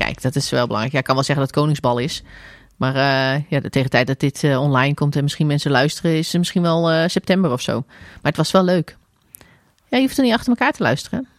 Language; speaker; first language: Dutch; native; Dutch